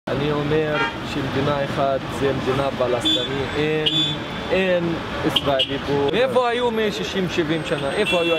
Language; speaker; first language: Hebrew; non-native, local second language; Arabic